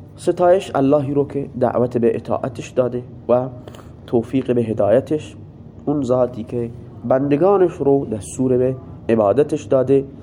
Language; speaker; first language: Persian; non-native, local second language; Baluchi